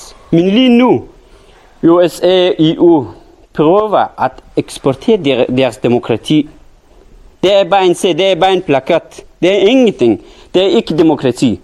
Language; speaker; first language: Danish; non-native, learner; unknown